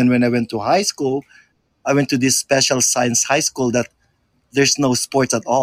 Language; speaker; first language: English; non-native, local second language; Filipino